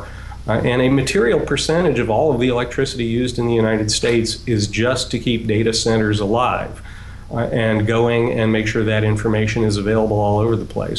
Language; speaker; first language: English; native; English